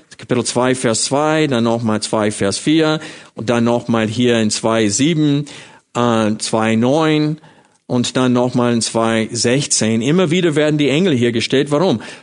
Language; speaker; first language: German; non-native, fluent; English